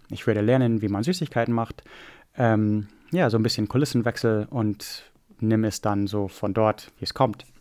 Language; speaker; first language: German; non-native, fluent; English